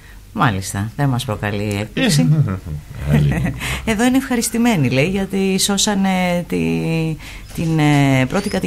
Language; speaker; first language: Greek; native; Greek